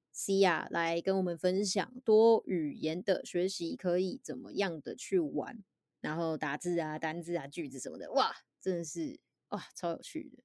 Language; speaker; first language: Chinese; native; Chinese